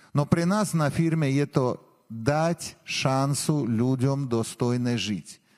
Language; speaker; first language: Slovak; non-native, fluent; Armenian